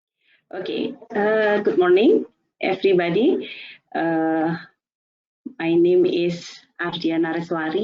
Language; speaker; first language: English; non-native, fluent; Indonesian